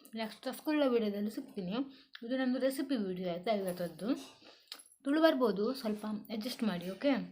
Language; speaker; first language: Kannada; non-native, local second language; Tulu